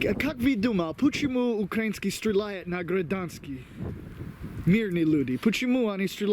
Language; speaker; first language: Russian; non-native, learner; English